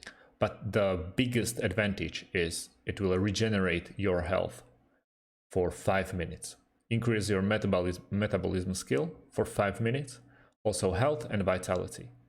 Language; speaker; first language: English; non-native, fluent; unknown